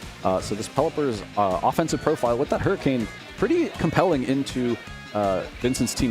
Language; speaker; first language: English; native; English